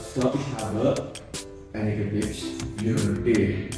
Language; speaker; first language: German; non-native, learner; Indonesian